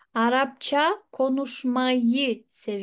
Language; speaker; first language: Turkish; non-native, fluent; Kyrgyz